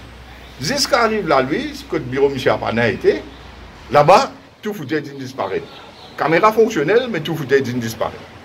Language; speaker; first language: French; non-native, local second language; Morisyen